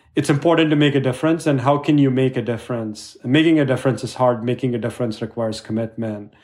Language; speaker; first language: English; non-native, local second language; Tamil